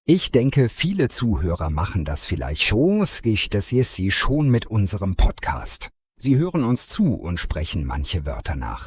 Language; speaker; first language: German; non-native, fluent; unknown